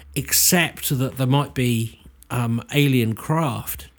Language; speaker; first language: English; native; English